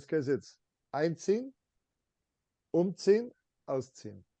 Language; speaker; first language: German; non-native, fluent; English